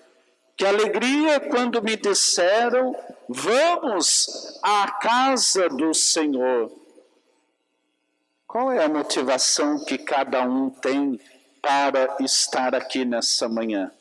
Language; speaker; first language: Portuguese; native; Portuguese